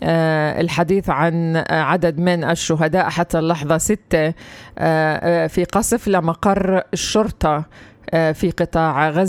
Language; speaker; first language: Arabic; native; Arabic